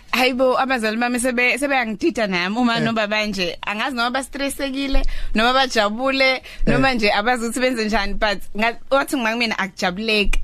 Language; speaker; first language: Zulu; native; Zulu